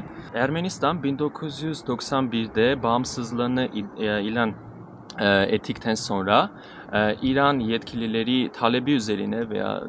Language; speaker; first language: Turkish; non-native, fluent; Armenian